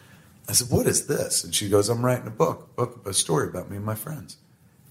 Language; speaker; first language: English; native; English